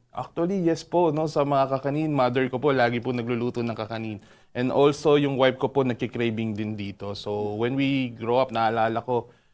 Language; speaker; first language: Filipino; native; Filipino